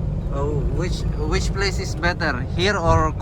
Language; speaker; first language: English; non-native, learner; Filipino